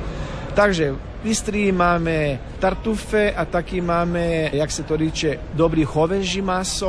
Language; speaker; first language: Czech; non-native, learner; Croatian